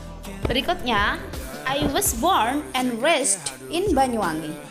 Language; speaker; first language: English; non-native, fluent; Indonesian